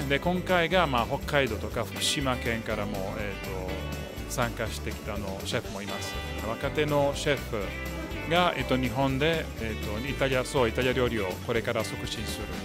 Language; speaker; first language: Japanese; non-native, fluent; Italian